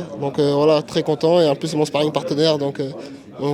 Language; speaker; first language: French; native; French